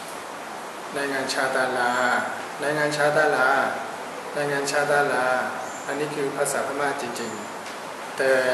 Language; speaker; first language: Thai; non-native, fluent; Burmese